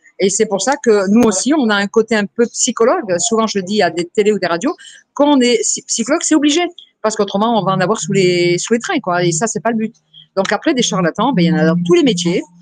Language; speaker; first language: French; native; French